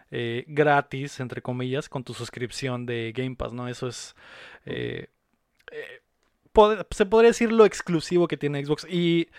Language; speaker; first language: Spanish; native; Spanish